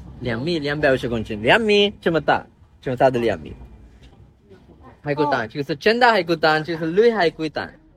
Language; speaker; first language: Chinese; non-native, learner; Sinhala